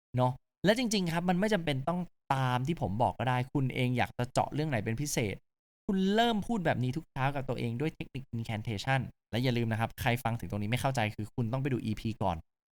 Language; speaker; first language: Thai; native; Thai